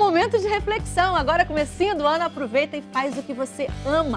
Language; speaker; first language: Portuguese; native; Portuguese